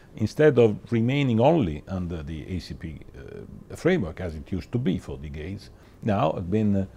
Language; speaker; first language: English; non-native, fluent; Italian